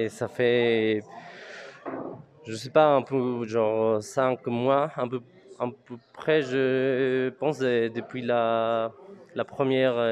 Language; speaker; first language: French; non-native, fluent; Spanish